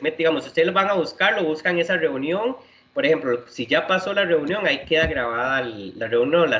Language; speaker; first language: Spanish; native; Spanish